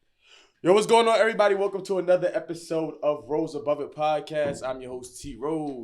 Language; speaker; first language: English; native; English